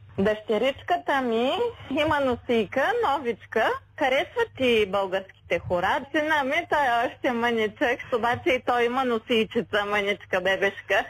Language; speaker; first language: Bulgarian; native; Bulgarian